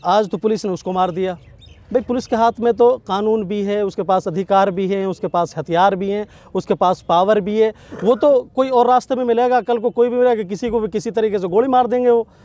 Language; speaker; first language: Hindi; native; Hindi